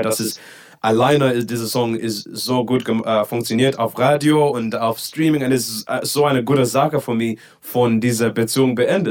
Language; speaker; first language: German; non-native, learner; English